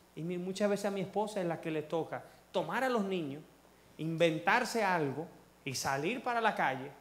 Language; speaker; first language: Spanish; early bilingual, heritage; Spanish